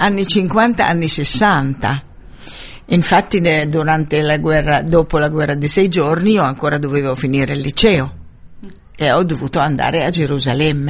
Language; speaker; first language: Italian; non-native, fluent; Arabic